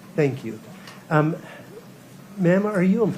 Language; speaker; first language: English; native; English